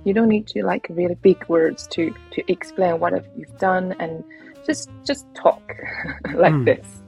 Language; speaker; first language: English; non-native, fluent; Chinese